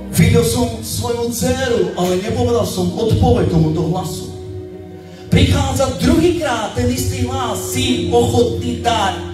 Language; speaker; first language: Slovak; non-native, local second language; Romany